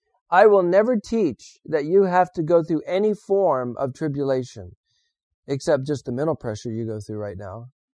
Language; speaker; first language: English; native; English